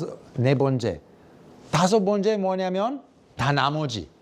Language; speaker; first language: Korean; non-native, fluent; Italian